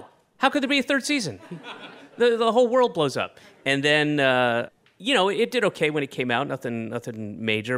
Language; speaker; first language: English; native; English